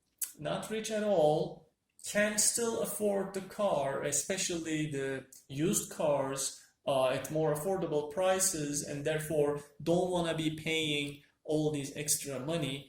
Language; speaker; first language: English; non-native, fluent; Turkish